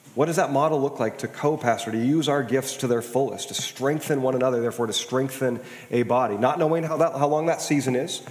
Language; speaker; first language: English; native; English